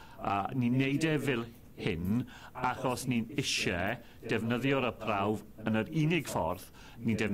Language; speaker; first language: Welsh; non-native, fluent; English